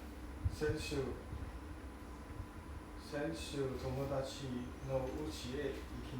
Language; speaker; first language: Japanese; non-native, learner; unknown